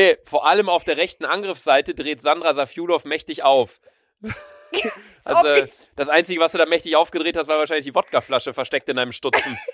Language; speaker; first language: German; native; German